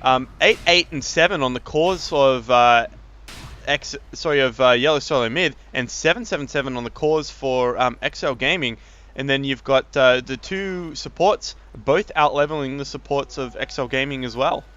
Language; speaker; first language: English; native; English